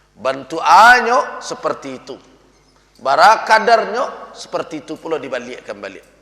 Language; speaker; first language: Malay; non-native, local second language; Minangkabau